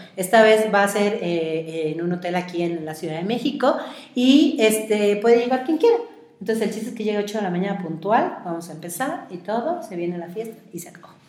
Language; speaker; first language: Spanish; native; Spanish